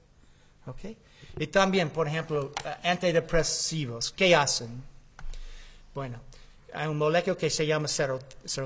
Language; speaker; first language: Spanish; non-native, learner; English